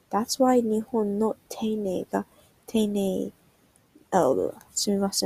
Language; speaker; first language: Japanese; non-native, learner; English